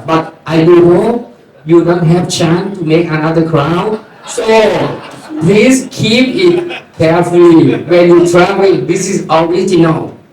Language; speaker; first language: English; non-native, learner; Thai